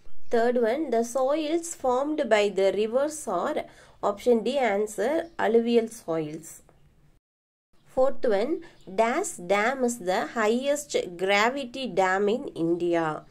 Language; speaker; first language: English; non-native, local second language; Tamil